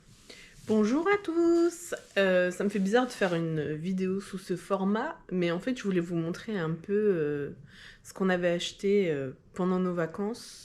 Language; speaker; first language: French; native; French